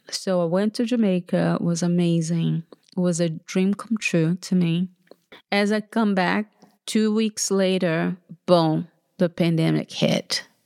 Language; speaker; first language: English; early bilingual, other home language; Portuguese